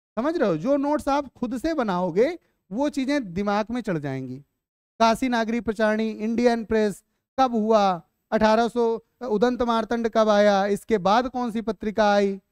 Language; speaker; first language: Hindi; native; Hindi